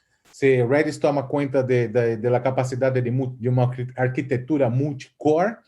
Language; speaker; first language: Portuguese; non-native, fluent; Spanish